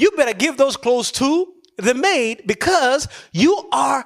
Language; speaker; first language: English; non-native, local second language; Nyanja